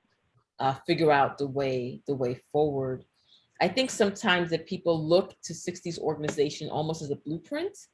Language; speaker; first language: English; native; English